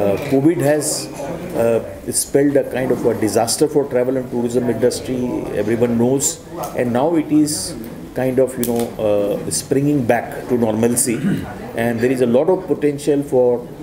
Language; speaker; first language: Hindi; native; Hindi